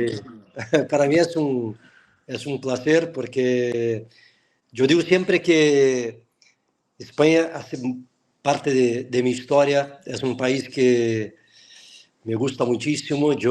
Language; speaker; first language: Spanish; non-native, fluent; Portuguese